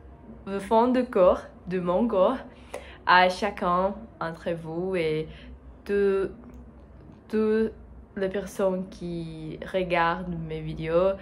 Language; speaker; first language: French; non-native, learner; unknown